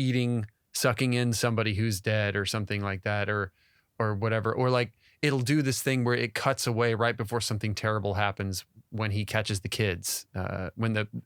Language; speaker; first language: English; native; English